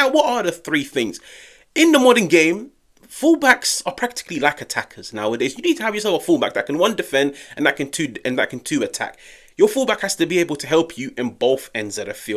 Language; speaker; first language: English; native; English